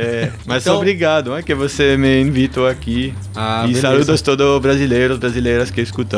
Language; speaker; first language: Portuguese; non-native, learner; German